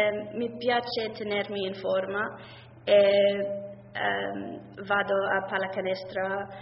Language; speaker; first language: Italian; non-native, learner; English